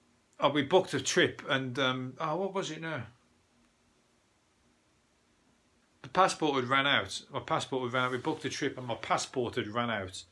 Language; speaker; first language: English; native; English